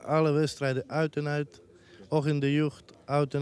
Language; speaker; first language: Dutch; non-native, local second language; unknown